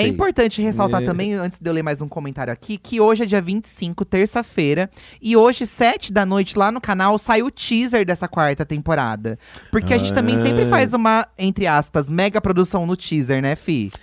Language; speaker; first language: Portuguese; native; Portuguese